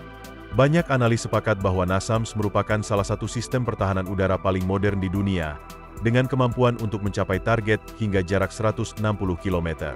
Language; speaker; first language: Indonesian; native; Indonesian